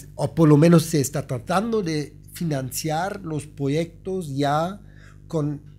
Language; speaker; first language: Spanish; non-native, fluent; German